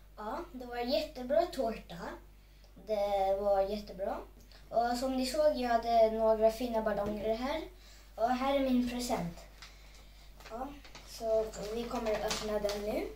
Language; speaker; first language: Swedish; non-native, learner; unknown